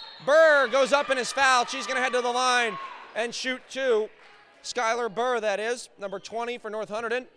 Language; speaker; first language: English; native; English